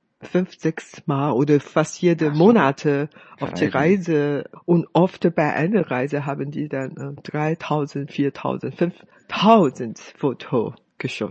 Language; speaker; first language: German; non-native, fluent; Chinese